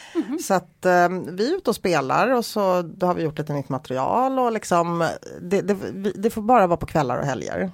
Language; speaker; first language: Swedish; early bilingual, other home language; Polish